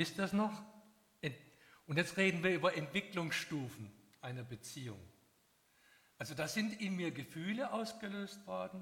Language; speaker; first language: German; native; German